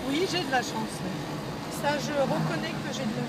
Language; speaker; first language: French; native; French